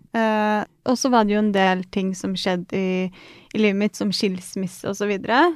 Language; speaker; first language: Norwegian; early bilingual, other home language; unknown